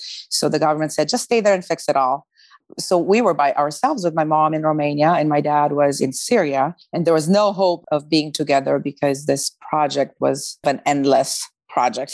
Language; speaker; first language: English; non-native, fluent; Romanian